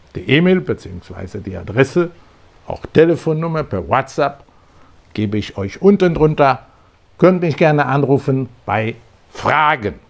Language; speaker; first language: German; non-native, fluent; Polish